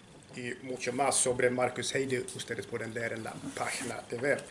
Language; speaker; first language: Spanish; non-native, fluent; Swedish